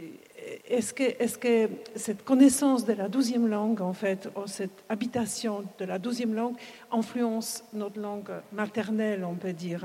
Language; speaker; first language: French; non-native, fluent; Polish